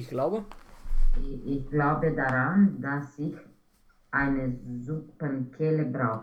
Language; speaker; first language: German; non-native, learner; Romanian